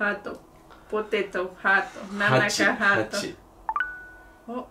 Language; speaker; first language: Japanese; non-native, fluent; Spanish